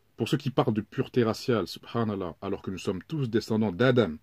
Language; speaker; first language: French; native; French